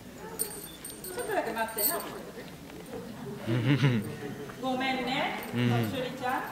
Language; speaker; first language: Japanese; non-native, fluent; Bangla